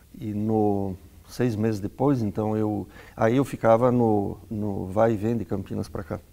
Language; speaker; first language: Portuguese; native; Portuguese